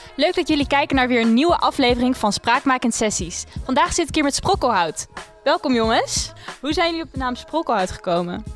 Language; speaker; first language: Dutch; native; Dutch